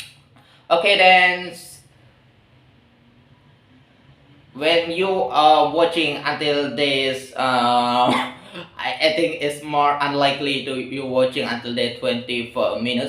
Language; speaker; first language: English; non-native, learner; Indonesian